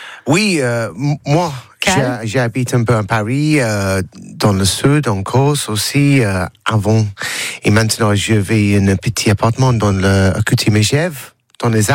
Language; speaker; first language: French; non-native, learner; English